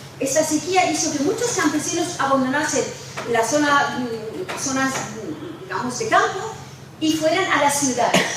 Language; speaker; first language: Spanish; non-native, fluent; Persian